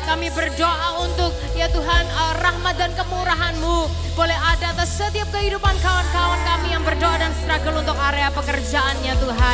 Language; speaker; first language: Indonesian; native; Indonesian